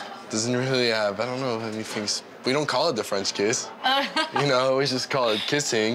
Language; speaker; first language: English; non-native, fluent; French